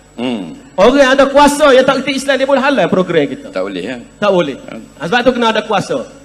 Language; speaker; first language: Malay; native; Malay